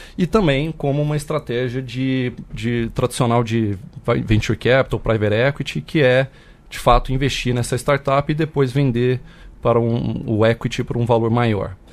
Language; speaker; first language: Portuguese; native; Portuguese